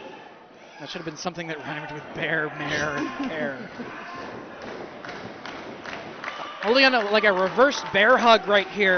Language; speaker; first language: English; native; English